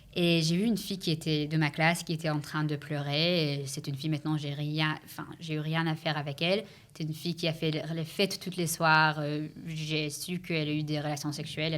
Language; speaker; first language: French; early bilingual, heritage; English